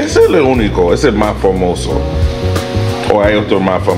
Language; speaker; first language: Spanish; non-native, learner; English